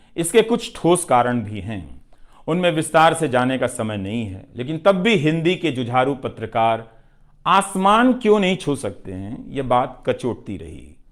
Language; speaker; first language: Hindi; non-native, local second language; Bhojpuri